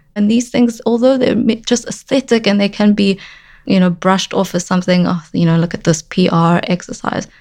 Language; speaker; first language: English; native; English